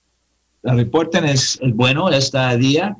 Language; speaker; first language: Spanish; non-native, learner; English